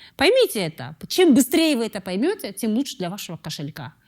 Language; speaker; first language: Russian; non-native, local second language; Kazakh